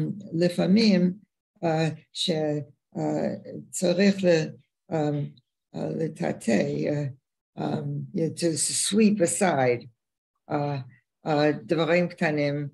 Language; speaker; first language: Hebrew; non-native, learner; English